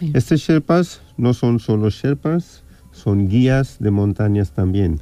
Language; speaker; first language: Spanish; non-native, fluent; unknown